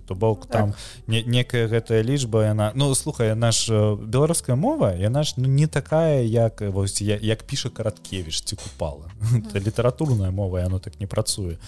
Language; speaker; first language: Belarusian; non-native, local second language; Russian